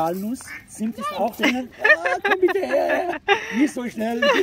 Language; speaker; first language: German; non-native, learner; Persian